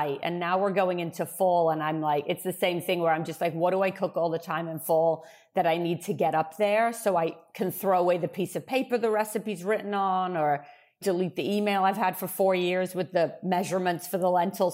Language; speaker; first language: English; native; English